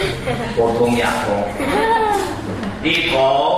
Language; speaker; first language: Chinese; non-native, learner; Korean